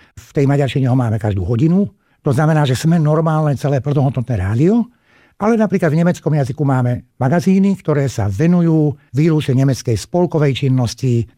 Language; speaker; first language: Slovak; non-native, local second language; Hungarian